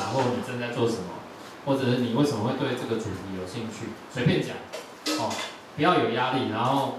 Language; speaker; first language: Chinese; native; Chinese